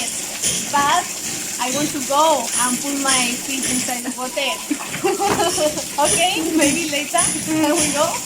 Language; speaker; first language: English; non-native, learner; Spanish